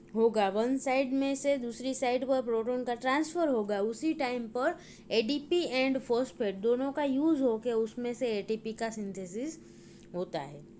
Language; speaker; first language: Hindi; non-native, local second language; Gujarati